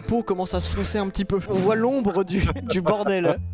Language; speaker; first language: French; native; French